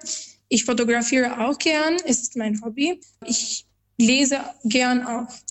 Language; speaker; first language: German; non-native, learner; Albanian